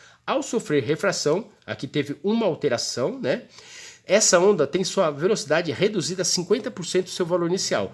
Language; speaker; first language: Portuguese; native; Portuguese